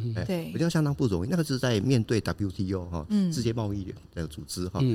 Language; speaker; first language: Chinese; native; Chinese